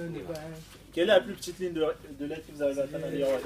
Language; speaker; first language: French; native; French